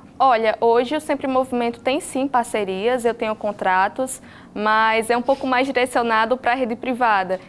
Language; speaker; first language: Portuguese; native; Portuguese